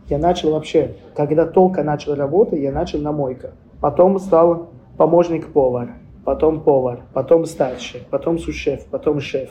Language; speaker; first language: Russian; non-native, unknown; Italian